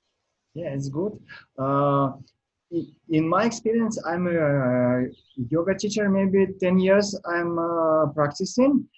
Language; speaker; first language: English; non-native, learner; Russian